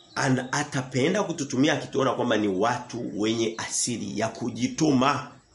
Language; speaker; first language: Swahili; native; Swahili